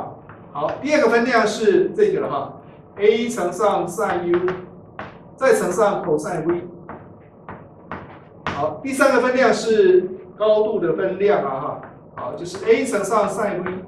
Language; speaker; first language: Chinese; native; Chinese